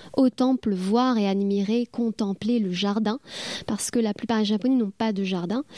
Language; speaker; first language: French; native; French